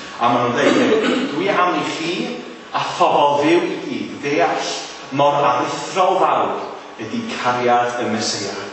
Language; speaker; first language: Welsh; native; Welsh